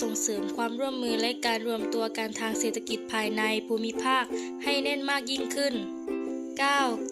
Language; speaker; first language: Thai; native; Thai